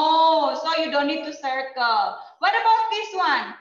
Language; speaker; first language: English; non-native, fluent; Indonesian